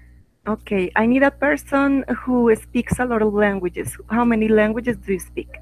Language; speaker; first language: English; non-native, learner; Spanish